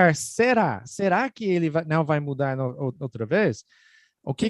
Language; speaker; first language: Portuguese; non-native, fluent; English